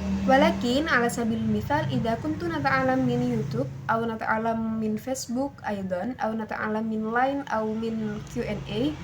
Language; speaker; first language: Arabic; non-native, learner; Indonesian